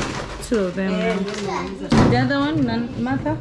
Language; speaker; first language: English; non-native, local second language; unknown